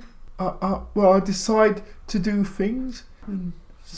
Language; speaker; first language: English; native; English